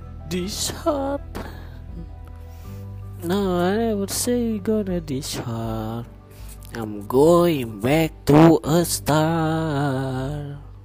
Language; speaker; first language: English; non-native, learner; Indonesian